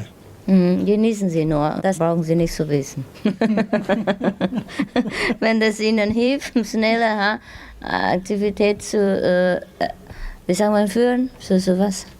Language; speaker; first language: German; non-native, fluent; Vietnamese